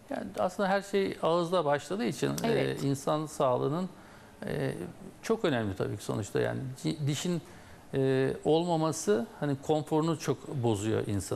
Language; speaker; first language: Turkish; native; Turkish